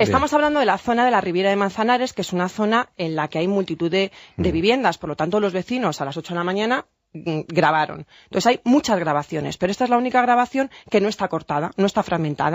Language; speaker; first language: Spanish; native; Spanish